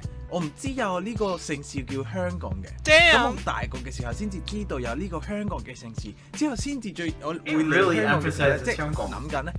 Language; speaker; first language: Cantonese; non-native, fluent; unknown